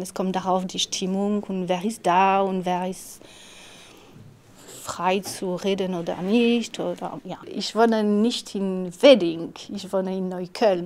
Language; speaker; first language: German; non-native, fluent; French